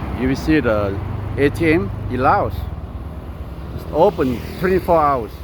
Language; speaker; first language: English; non-native, learner; Lao